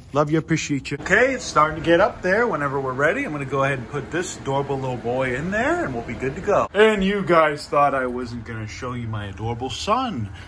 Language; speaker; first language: English; native; English